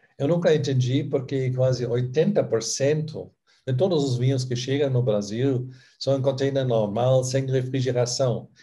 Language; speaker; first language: Portuguese; non-native, fluent; German